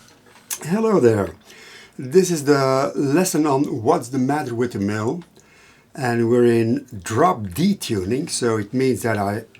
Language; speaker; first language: English; non-native, fluent; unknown